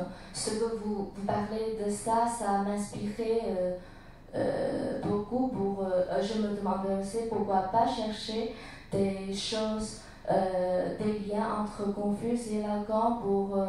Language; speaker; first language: French; non-native, learner; Chinese